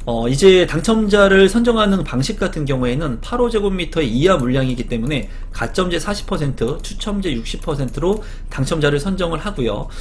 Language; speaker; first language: Korean; native; Korean